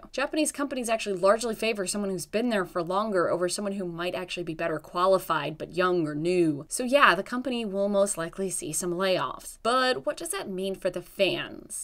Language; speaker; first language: English; native; English